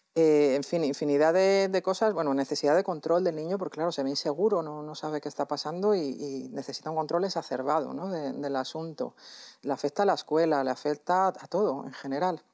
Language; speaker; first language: Spanish; native; Spanish